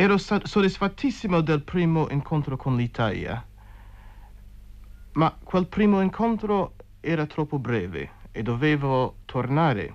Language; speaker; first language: Italian; non-native, fluent; English